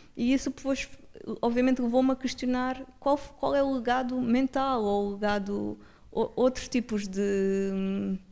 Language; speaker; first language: Portuguese; native; Portuguese